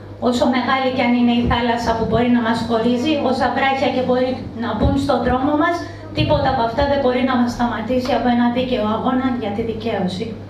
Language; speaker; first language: Greek; non-native, local second language; Armenian